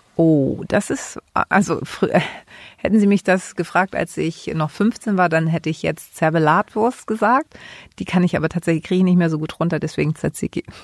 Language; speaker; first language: German; early bilingual, other home language; Greek